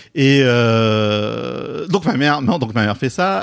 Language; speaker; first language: French; native; French